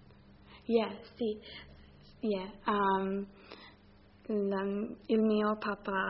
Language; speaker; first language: Italian; non-native, learner; English